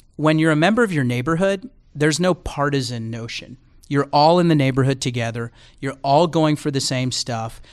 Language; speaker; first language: English; native; English